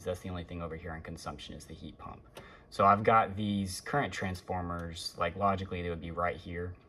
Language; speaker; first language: English; native; English